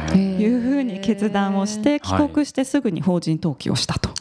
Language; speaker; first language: Japanese; early bilingual, other home language; English